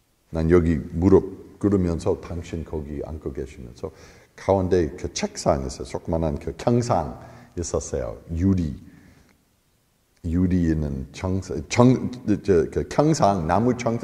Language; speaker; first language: Korean; non-native, fluent; English